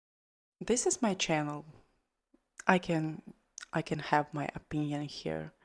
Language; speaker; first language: English; non-native, fluent; Georgian